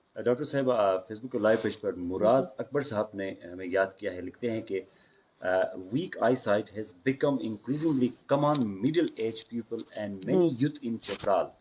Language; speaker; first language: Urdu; non-native, local second language; Khowar